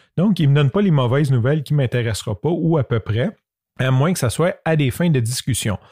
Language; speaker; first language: French; native; French